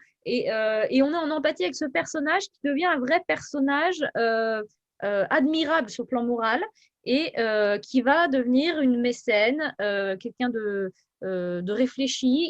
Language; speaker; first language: French; native; French